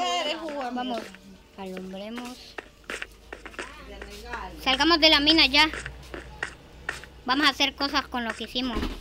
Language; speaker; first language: Spanish; native; Spanish